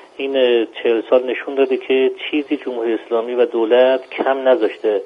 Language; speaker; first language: Persian; native; Persian